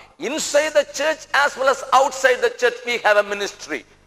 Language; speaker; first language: English; non-native, local second language; Tamil